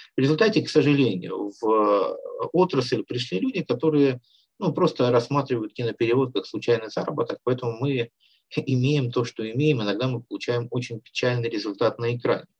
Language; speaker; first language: Russian; native; Russian